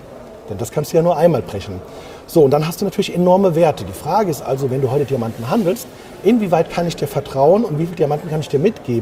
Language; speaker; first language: German; native; German